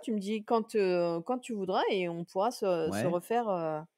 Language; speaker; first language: French; native; French